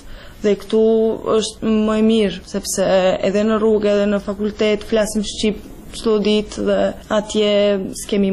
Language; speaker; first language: Albanian; non-native, fluent; Serbian